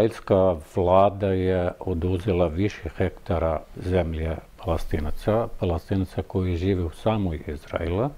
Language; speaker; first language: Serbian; non-native, fluent; Arabic